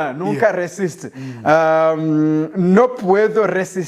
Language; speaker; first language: Spanish; non-native, learner; Kinyarwanda